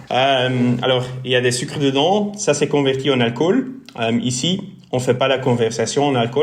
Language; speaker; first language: French; non-native, local second language; Dutch